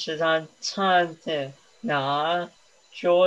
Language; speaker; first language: Chinese; early bilingual, heritage; Chinese